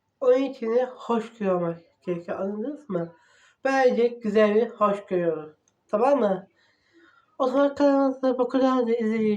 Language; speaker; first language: Turkish; non-native, learner; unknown